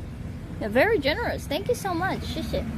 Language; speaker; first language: English; non-native, fluent; Korean